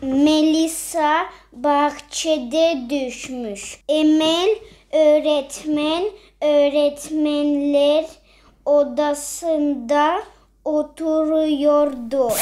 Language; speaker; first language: Turkish; early bilingual, other home language; Russian